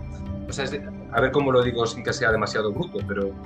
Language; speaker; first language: Spanish; native; Spanish